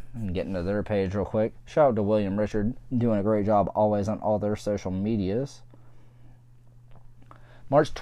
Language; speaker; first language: English; native; English